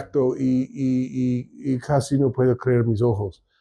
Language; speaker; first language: Spanish; non-native, fluent; English